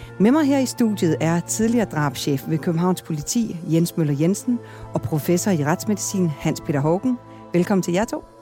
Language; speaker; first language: Danish; native; Danish